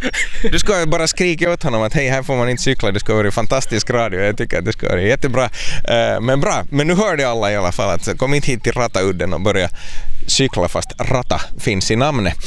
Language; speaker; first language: Swedish; native; Swedish